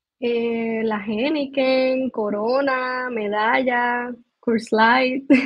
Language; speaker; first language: Spanish; native; Spanish